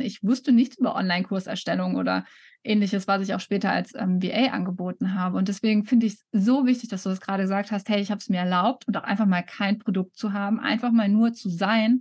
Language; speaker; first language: German; native; German